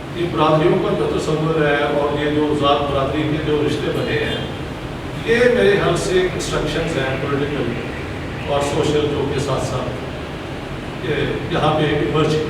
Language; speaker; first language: Urdu; non-native, local second language; Punjabi